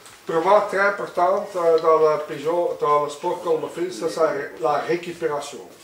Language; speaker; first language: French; non-native, local second language; Dutch